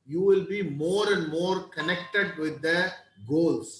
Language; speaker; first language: English; non-native, local second language; Tamil